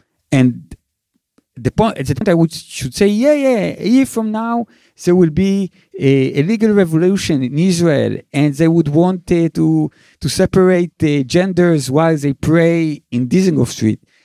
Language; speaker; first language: English; non-native, fluent; Hebrew